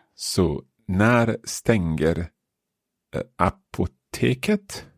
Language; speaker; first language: Swedish; non-native, learner; English